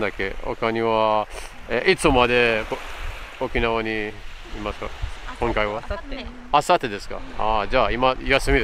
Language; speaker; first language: Japanese; non-native, learner; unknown